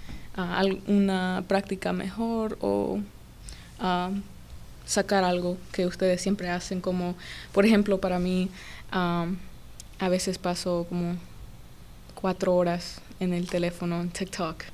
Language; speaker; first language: Spanish; early bilingual, heritage; English